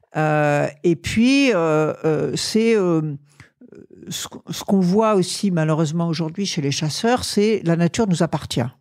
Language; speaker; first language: French; native; French